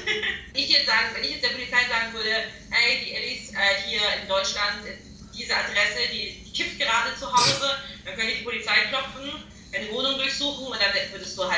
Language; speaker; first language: German; native; German